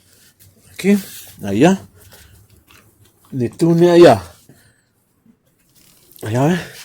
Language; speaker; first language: Spanish; non-native, local second language; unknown